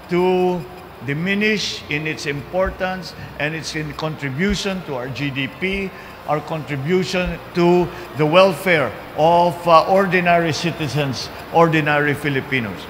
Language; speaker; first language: English; non-native, local second language; Filipino